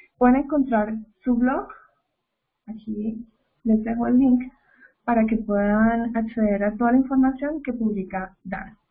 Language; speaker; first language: Spanish; native; Spanish